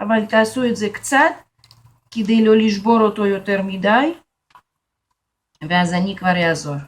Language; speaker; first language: Hebrew; non-native, fluent; Russian